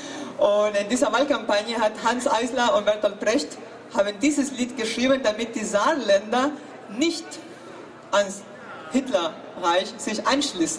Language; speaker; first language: German; non-native, fluent; Spanish